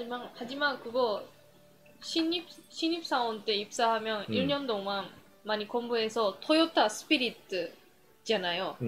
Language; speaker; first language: Korean; non-native, fluent; Japanese